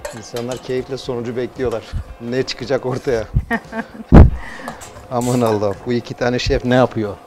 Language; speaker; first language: Turkish; native; Turkish